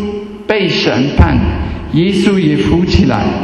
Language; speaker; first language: Chinese; non-native, fluent; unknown